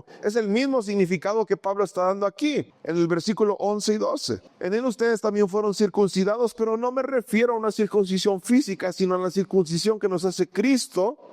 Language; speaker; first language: Spanish; native; Spanish